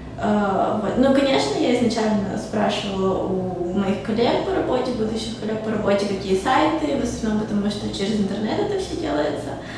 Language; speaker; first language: Russian; native; Russian